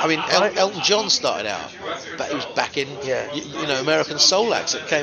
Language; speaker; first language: English; native; English